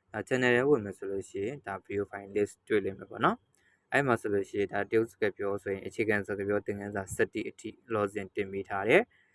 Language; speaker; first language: Burmese; native; Burmese